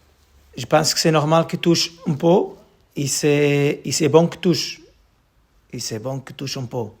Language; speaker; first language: French; non-native, learner; Portuguese